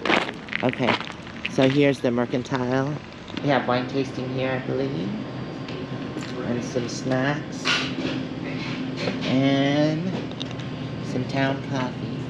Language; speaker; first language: English; native; English